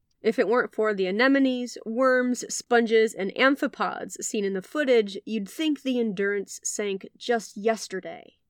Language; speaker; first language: English; native; English